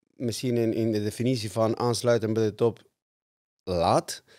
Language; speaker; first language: Dutch; non-native, fluent; Spanish